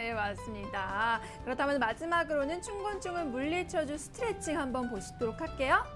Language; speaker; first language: Korean; native; Korean